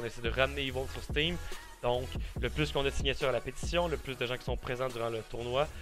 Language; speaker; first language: French; native; French